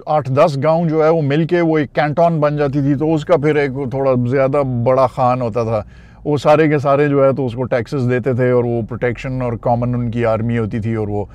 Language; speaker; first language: Urdu; non-native, local second language; Pashto